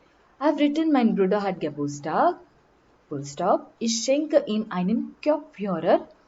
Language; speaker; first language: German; non-native, learner; Marathi